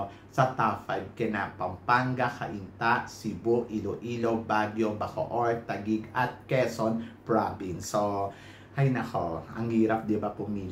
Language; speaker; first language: Filipino; native; Filipino